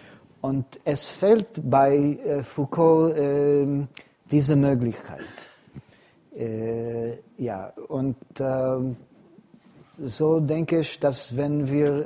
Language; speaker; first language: German; non-native, fluent; English